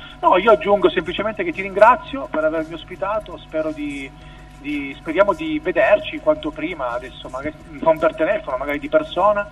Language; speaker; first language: Italian; native; Italian